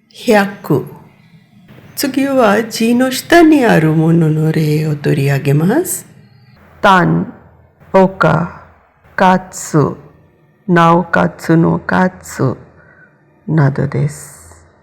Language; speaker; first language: Japanese; non-native, fluent; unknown